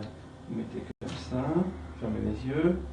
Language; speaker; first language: French; native; French